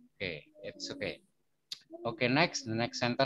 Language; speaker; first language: English; non-native, fluent; Indonesian